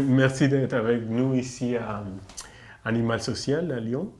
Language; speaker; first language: French; non-native, fluent; Spanish